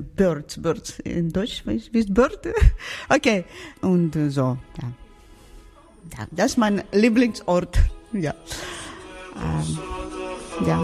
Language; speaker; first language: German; non-native, learner; Ukrainian